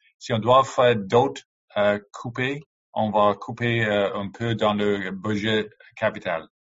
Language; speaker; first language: French; non-native, learner; English